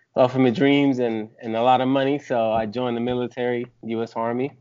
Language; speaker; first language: English; early bilingual, other home language; Spanish